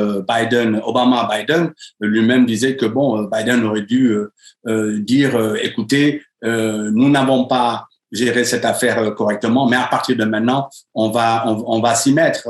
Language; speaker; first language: French; native; French